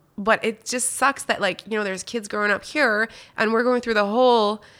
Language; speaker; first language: English; non-native, fluent; French